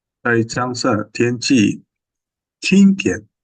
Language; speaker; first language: Chinese; non-native, learner; Indonesian